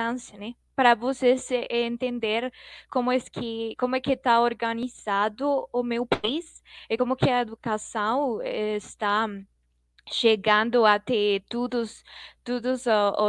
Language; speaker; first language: Portuguese; non-native, fluent; Spanish